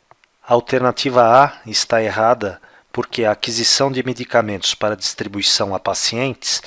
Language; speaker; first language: Portuguese; native; Portuguese